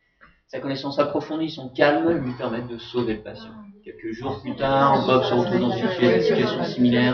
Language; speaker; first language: French; native; French